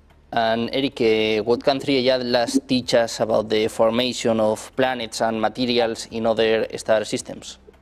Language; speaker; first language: English; non-native, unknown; Spanish